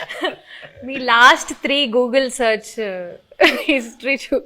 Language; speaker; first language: Telugu; native; Telugu